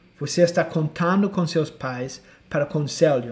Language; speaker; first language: Portuguese; non-native, fluent; English